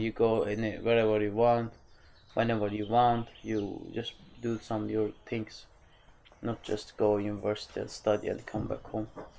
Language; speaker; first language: English; non-native, fluent; Azerbaijani